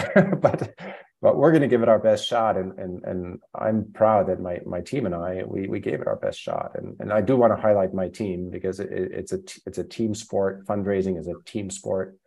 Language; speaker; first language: English; non-native, fluent; German